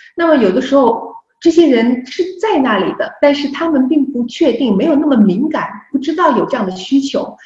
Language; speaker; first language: Chinese; native; Chinese